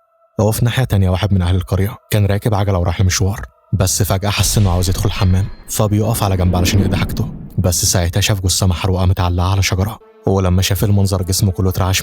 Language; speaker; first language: Arabic; native; Arabic